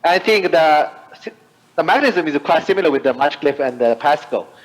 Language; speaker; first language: English; non-native, fluent; Chinese